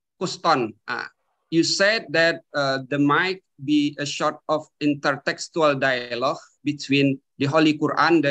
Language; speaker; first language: English; non-native, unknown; Indonesian